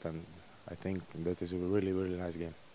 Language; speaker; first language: English; non-native, learner; Croatian